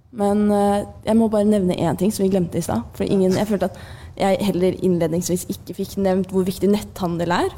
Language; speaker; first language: Norwegian; early bilingual, other home language; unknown